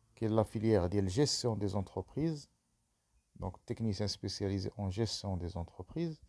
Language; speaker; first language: French; non-native, local second language; Arabic